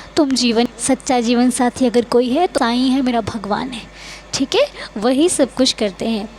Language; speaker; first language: Hindi; native; Hindi